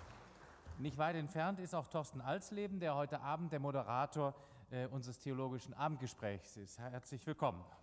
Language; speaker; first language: German; native; German